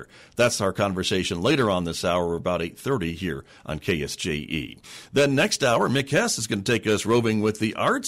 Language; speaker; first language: English; native; English